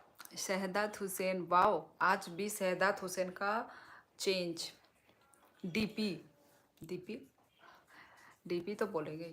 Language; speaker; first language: Hindi; non-native, local second language; Kok Borok